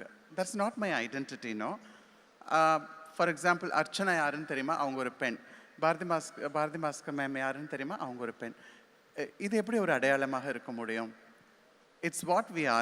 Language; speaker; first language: Tamil; native; Tamil